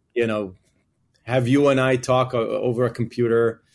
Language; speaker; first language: English; non-native, fluent; Hebrew